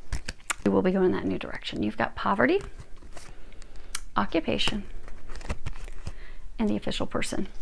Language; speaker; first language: English; native; English